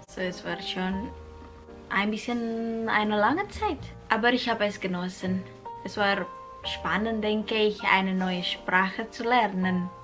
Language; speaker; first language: German; non-native, fluent; Indonesian